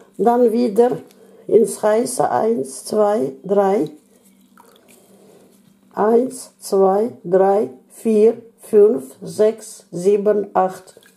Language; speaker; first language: German; non-native, learner; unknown